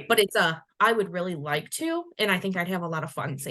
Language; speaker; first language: English; native; English